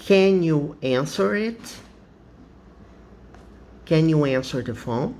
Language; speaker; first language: English; non-native, fluent; Portuguese